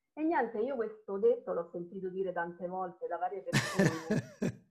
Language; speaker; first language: Italian; non-native, local second language; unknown